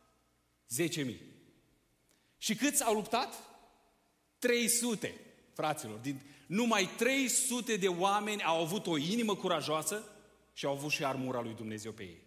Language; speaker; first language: Romanian; native; Romanian